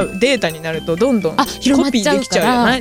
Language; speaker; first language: Japanese; native; Japanese